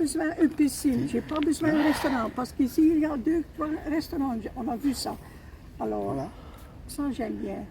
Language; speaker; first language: French; non-native, local second language; Dutch